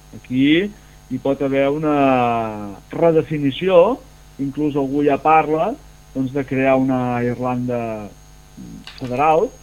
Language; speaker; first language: Catalan; native; Catalan